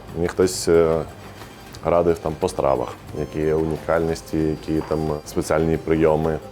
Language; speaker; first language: Ukrainian; native; Ukrainian